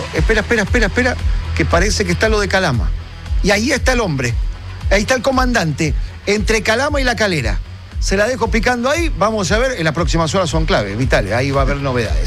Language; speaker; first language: Spanish; native; Spanish